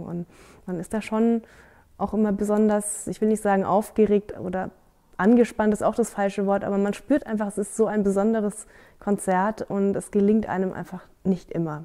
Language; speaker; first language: German; native; German